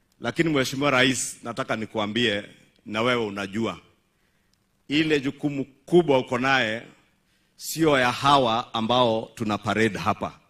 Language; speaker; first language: Swahili; non-native, local second language; Kikuyu